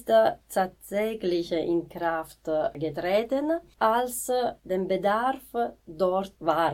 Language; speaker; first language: German; non-native, fluent; Italian